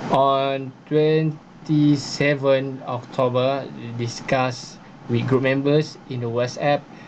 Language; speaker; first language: English; non-native, learner; Malay